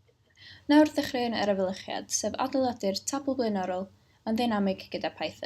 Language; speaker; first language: Welsh; native; Welsh